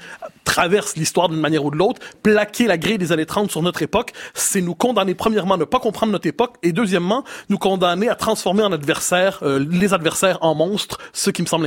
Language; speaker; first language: French; native; French